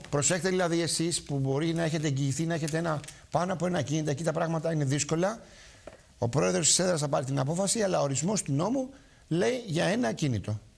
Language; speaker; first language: Greek; native; Greek